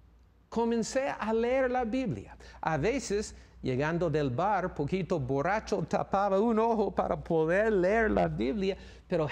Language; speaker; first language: Spanish; non-native, fluent; English